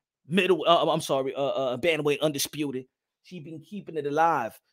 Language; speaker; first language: English; early bilingual, other home language; Spanish